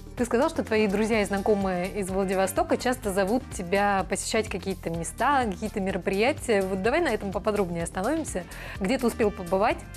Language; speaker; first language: Russian; native; Russian